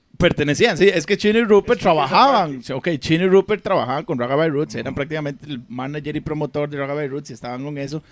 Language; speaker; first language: Spanish; native; Spanish